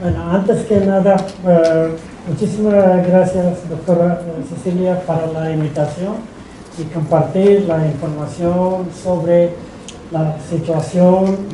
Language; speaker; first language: Spanish; non-native, fluent; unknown